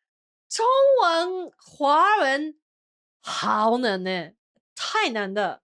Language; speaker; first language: Chinese; non-native, learner; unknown